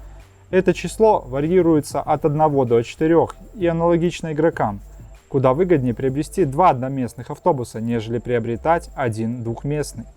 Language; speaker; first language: Russian; native; Russian